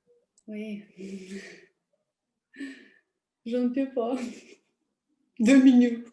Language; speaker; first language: French; non-native, learner; Russian